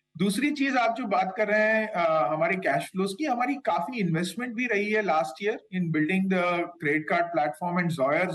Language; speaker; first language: Hindi; non-native, local second language; Kannada